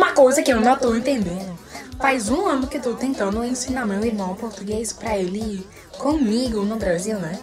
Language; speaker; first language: Portuguese; early bilingual, heritage; Portuguese